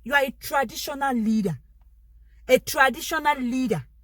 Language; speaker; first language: English; non-native, local second language; Yoruba